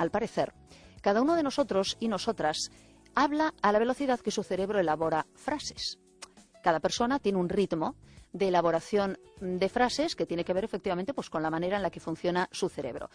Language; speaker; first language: Spanish; native; Spanish